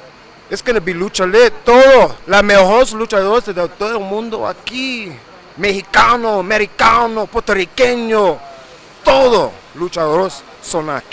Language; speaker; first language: Spanish; early bilingual, heritage; English